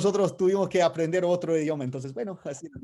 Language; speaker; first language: Spanish; non-native, fluent; English